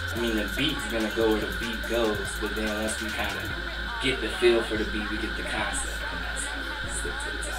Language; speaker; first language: English; native; English